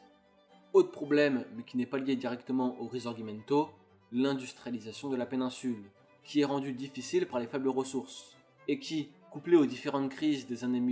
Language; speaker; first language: French; native; French